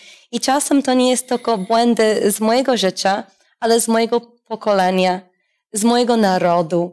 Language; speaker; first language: Polish; non-native, fluent; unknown